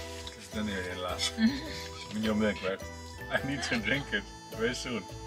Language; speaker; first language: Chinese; non-native, learner; German